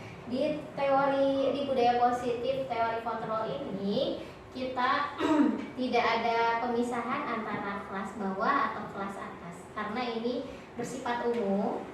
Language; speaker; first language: Indonesian; native; Indonesian